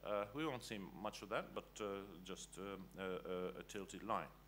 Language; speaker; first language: English; non-native, fluent; Estonian